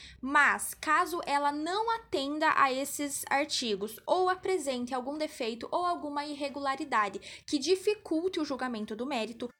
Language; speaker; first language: Portuguese; native; Portuguese